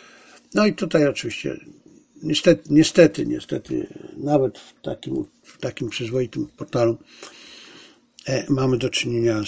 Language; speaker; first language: Polish; native; Polish